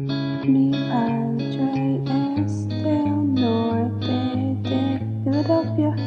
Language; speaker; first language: Spanish; non-native, learner; English